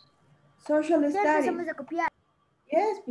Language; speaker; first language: English; non-native, learner; Spanish